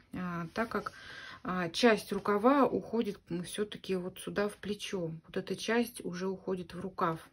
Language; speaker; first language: Russian; native; Russian